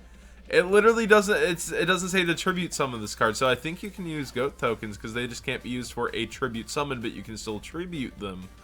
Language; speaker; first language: English; native; English